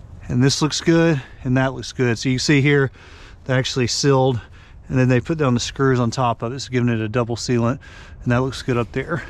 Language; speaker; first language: English; native; English